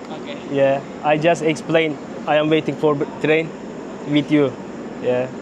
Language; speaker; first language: English; non-native, learner; Turkish